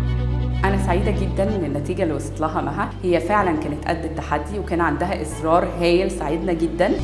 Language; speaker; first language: Arabic; native; Arabic